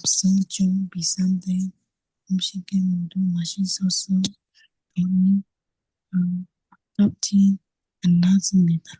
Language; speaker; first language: Korean; non-native, learner; Burmese